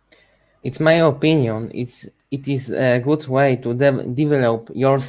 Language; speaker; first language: English; non-native, learner; Ukrainian